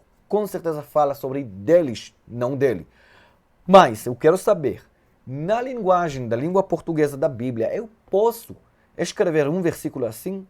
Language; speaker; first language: Portuguese; non-native, fluent; Hebrew